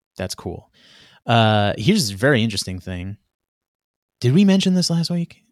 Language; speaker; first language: English; native; English